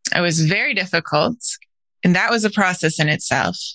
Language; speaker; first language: English; native; English